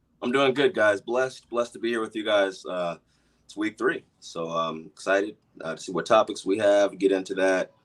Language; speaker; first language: English; native; English